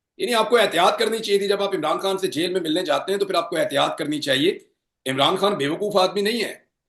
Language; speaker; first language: Urdu; non-native, local second language; Punjabi